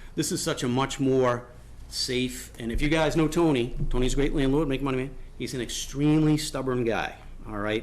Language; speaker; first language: English; native; English